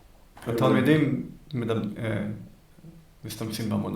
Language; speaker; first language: Hebrew; early bilingual, heritage; Hebrew